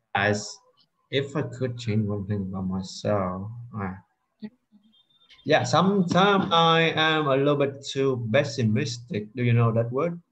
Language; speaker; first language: English; non-native, fluent; Vietnamese